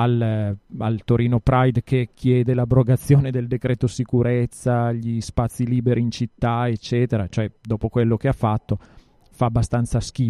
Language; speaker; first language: Italian; native; Italian